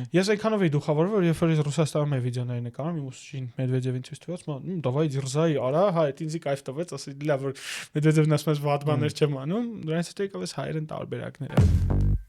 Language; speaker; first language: Armenian; native; Armenian